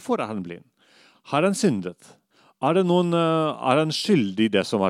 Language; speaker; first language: Norwegian; non-native, fluent; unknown